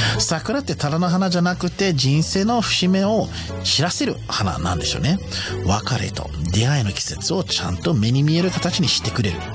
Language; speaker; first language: Japanese; non-native, fluent; English